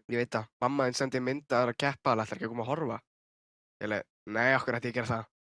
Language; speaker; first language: Icelandic; native; Icelandic